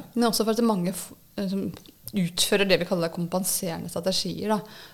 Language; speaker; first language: Norwegian; native; Norwegian